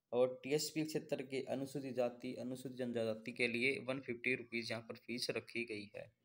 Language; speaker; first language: Hindi; native; Hindi